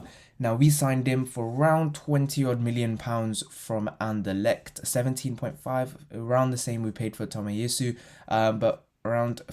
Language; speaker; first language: English; native; English